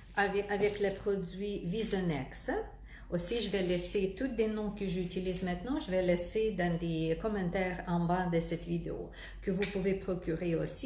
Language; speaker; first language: French; non-native, fluent; Russian